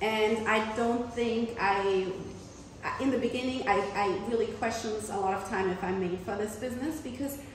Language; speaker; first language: English; non-native, fluent; German